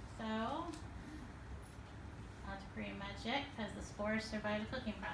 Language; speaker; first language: English; native; English